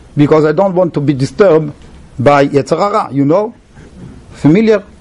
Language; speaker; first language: English; non-native, fluent; Hebrew